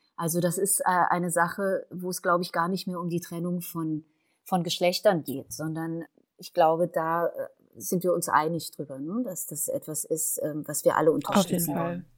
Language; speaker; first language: German; native; German